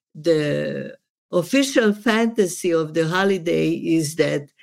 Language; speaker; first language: English; non-native, fluent; Serbian